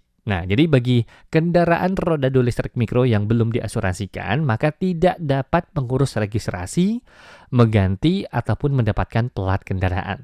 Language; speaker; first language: Indonesian; native; Indonesian